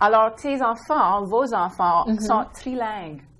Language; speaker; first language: French; non-native, local second language; English